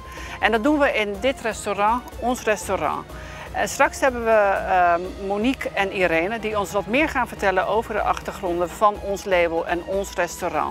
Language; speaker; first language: Dutch; native; Dutch